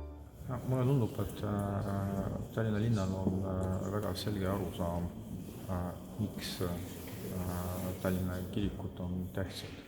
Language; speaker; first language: Estonian; non-native, local second language; Russian